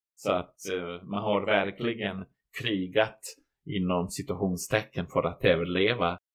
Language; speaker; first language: Swedish; non-native, fluent; Croatian